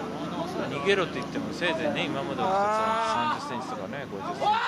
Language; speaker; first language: Japanese; native; Japanese